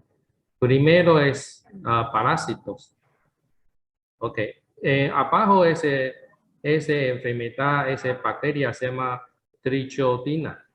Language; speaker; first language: Spanish; non-native, learner; Chinese